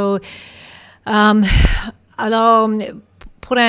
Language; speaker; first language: French; non-native, local second language; English